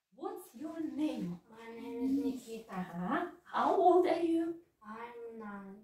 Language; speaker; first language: English; non-native, fluent; Russian